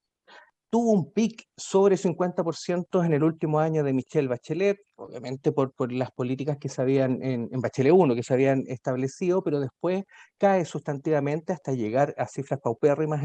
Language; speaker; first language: Spanish; native; Spanish